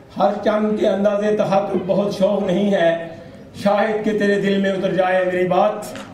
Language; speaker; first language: Urdu; non-native, local second language; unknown